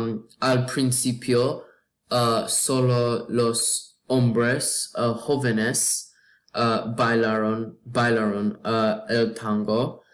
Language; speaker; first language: Spanish; non-native, learner; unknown